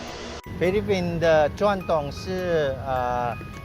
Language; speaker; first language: Chinese; non-native, learner; Filipino